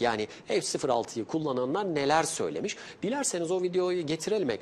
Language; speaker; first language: Turkish; native; Turkish